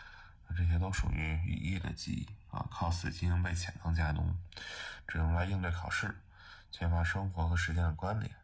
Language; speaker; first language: Chinese; native; Chinese